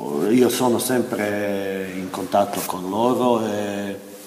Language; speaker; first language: Italian; non-native, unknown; Croatian